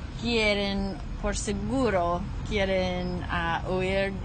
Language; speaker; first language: Spanish; non-native, fluent; English